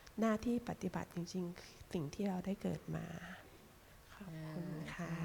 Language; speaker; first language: Thai; native; Thai